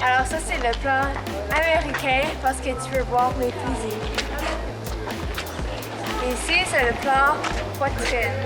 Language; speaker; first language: French; non-native, local second language; English